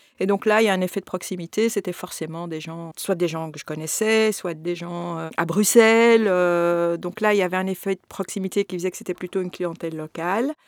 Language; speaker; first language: French; native; French